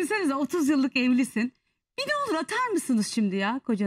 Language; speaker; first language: Turkish; native; Turkish